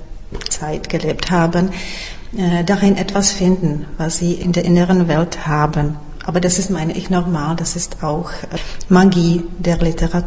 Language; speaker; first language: German; non-native, fluent; Czech